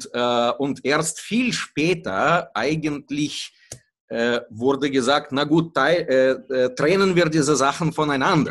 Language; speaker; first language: German; non-native, fluent; Russian